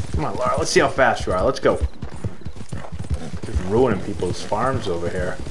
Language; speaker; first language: English; native; English